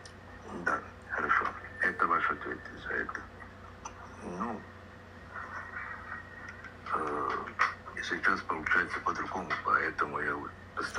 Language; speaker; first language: Russian; non-native, fluent; Serbian